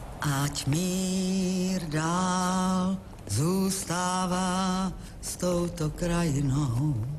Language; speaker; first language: Czech; native; Czech